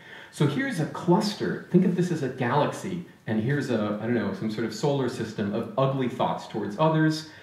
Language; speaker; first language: English; native; English